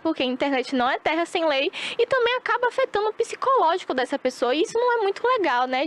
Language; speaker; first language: Portuguese; native; Portuguese